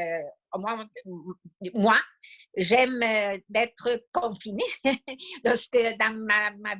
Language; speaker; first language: French; non-native, fluent; Spanish